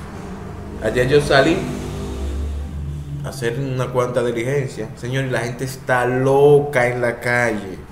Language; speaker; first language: Spanish; native; Spanish